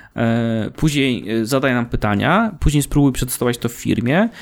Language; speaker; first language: Polish; native; Polish